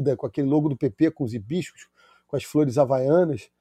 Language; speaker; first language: Portuguese; native; Portuguese